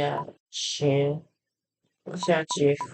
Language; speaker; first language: Russian; non-native, learner; English